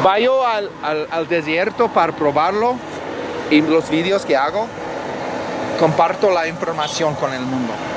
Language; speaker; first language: Spanish; non-native, learner; English